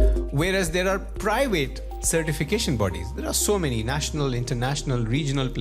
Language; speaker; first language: English; non-native, local second language; Punjabi